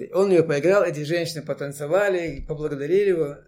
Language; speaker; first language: Russian; non-native, local second language; Chechen